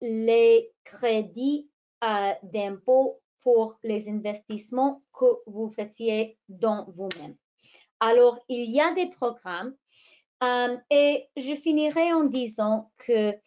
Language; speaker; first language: French; non-native, fluent; English